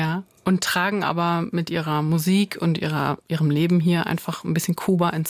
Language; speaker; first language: German; native; German